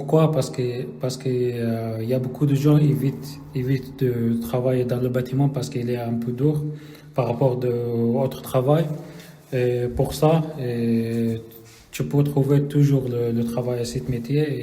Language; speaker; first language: French; non-native, learner; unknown